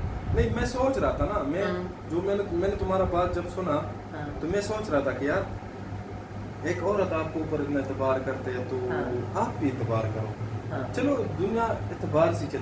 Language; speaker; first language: Hindi; non-native, local second language; Pashto